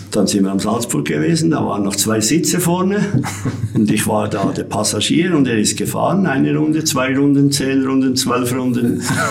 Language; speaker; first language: German; native; German